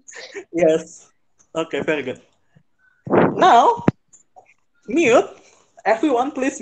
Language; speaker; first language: English; non-native, fluent; Indonesian